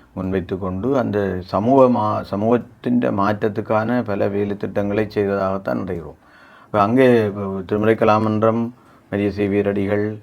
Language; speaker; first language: Tamil; native; Tamil